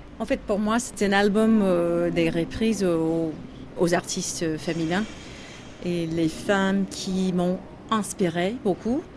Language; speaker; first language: French; non-native, learner; English